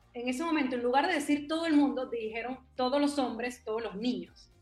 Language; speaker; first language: Spanish; native; Spanish